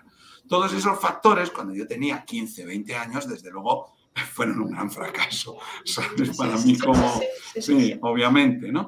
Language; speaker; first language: Spanish; native; Spanish